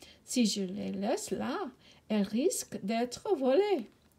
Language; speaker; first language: French; non-native, learner; English